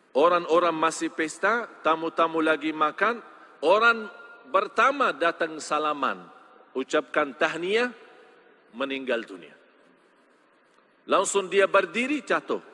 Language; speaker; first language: Indonesian; non-native, fluent; Arabic